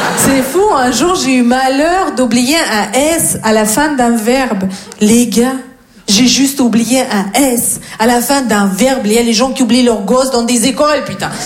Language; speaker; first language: French; non-native, fluent; Russian